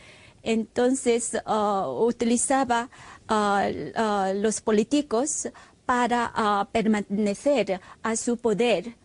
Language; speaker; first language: Spanish; non-native, fluent; Korean